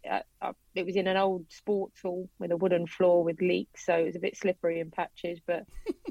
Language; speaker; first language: English; native; English